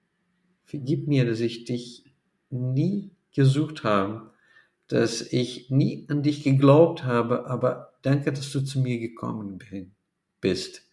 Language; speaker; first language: German; non-native, fluent; Portuguese